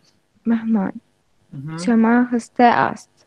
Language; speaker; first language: Persian; non-native, learner; Arabic